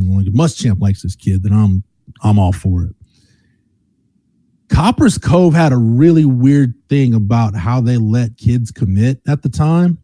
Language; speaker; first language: English; native; English